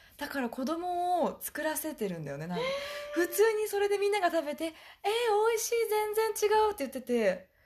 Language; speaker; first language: Japanese; native; Japanese